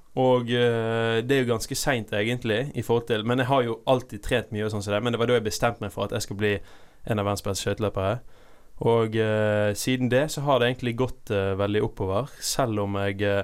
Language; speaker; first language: Norwegian; native; Norwegian